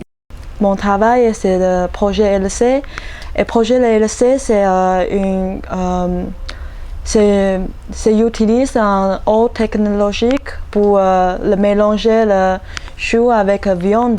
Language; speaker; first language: French; non-native, learner; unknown